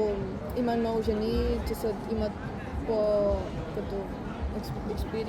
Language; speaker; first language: Bulgarian; early bilingual, heritage; Bulgarian